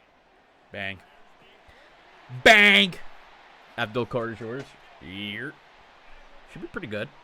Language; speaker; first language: English; native; English